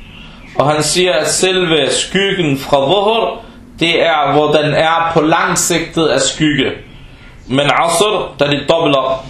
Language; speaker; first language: Danish; non-native, local second language; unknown